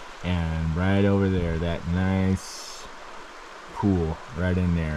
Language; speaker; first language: English; native; English